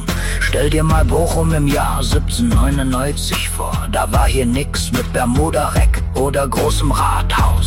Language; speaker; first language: German; native; German